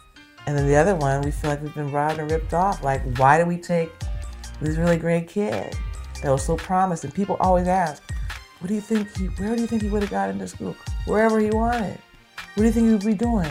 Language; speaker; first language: English; native; English